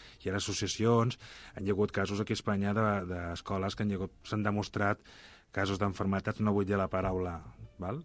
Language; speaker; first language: Catalan; non-native, local second language; Spanish